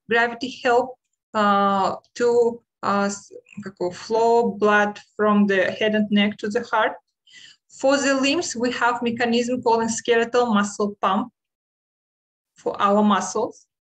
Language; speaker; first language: English; non-native, learner; Russian